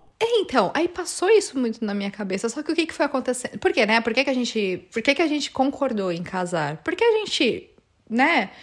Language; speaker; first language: Portuguese; native; Portuguese